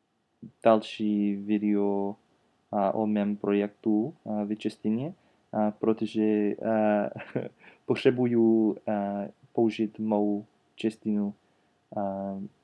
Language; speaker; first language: Czech; non-native, learner; English